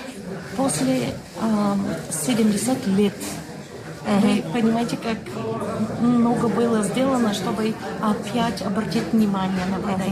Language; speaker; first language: Russian; non-native, fluent; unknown